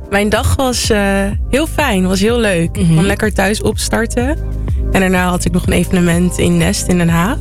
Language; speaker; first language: Dutch; native; Dutch